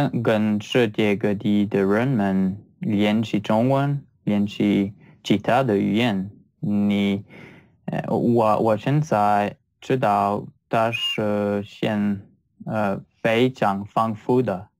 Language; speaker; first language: Chinese; non-native, learner; French